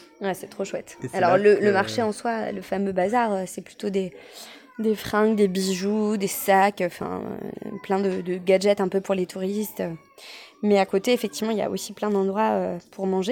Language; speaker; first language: French; native; French